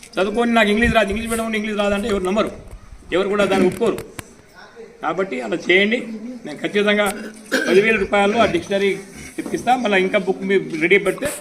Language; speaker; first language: Telugu; non-native, local second language; Lambadi